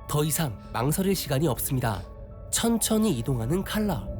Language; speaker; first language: Korean; native; Korean